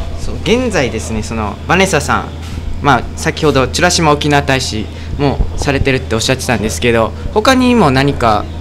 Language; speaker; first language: Japanese; native; Japanese